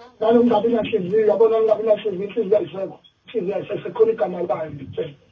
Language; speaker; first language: Zulu; native; Zulu